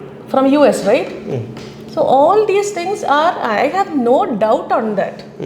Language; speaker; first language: English; non-native, local second language; Malayalam